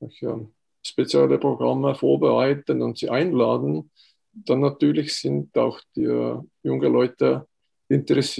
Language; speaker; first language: German; non-native, fluent; Estonian